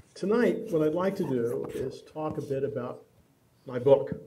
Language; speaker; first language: English; native; English